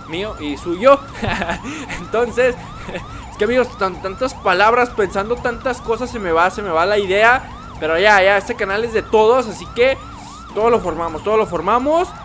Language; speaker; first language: Spanish; native; Spanish